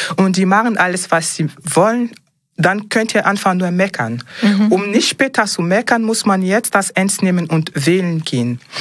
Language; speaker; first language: German; non-native, fluent; French